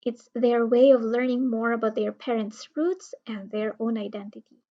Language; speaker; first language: English; non-native, local second language; Filipino